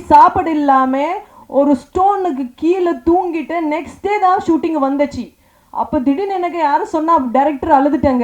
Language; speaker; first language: Tamil; non-native, fluent; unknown